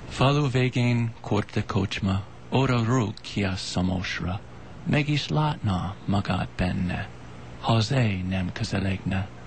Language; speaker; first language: Hungarian; non-native, learner; English